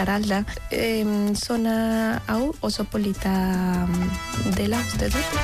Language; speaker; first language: Basque; non-native, fluent; Spanish